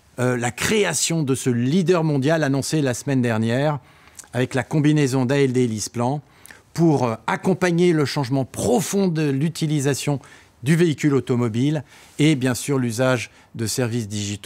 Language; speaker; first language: French; native; French